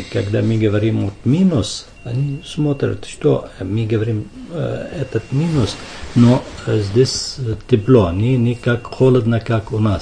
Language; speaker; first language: Russian; non-native, fluent; Arabic